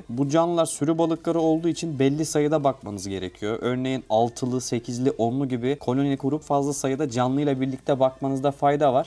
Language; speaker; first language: Turkish; native; Turkish